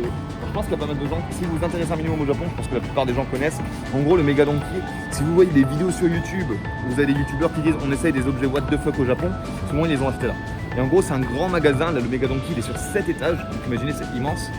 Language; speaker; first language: French; native; French